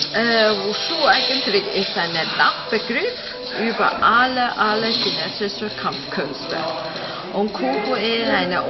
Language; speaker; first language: German; non-native, fluent; Chinese